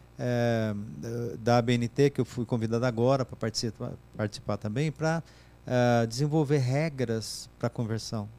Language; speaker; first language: Portuguese; native; Portuguese